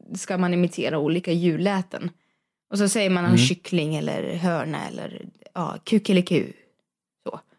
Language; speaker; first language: Swedish; non-native, fluent; Russian